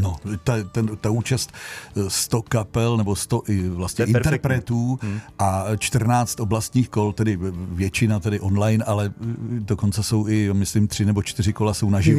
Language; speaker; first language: Czech; native; Czech